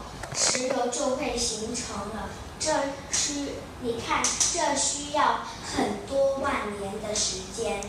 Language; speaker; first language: Chinese; non-native, local second language; Cantonese